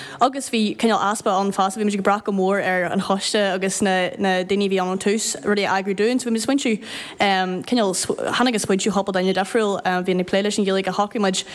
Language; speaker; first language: Irish; native; Irish